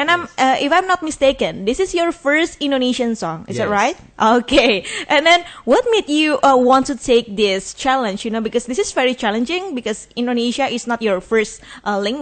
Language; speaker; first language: English; non-native, fluent; Indonesian